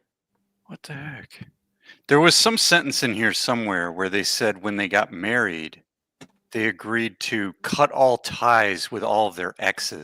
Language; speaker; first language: English; native; English